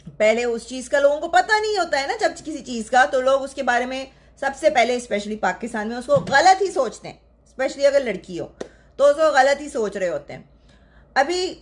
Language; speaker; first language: Urdu; native; Urdu